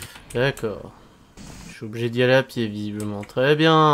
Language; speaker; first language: French; native; French